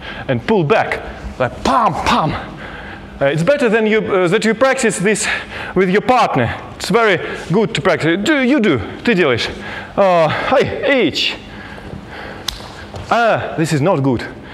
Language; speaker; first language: English; non-native, fluent; Russian